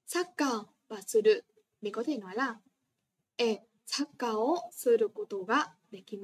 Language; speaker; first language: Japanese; non-native, fluent; Vietnamese